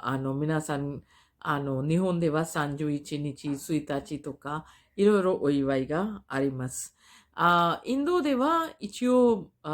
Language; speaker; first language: Japanese; non-native, fluent; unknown